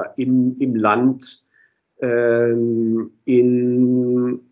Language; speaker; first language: German; native; German